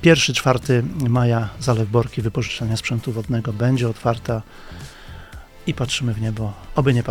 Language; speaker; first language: Polish; native; Polish